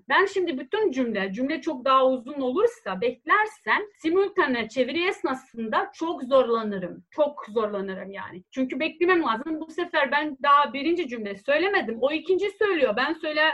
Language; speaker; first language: Turkish; non-native, fluent; Serbian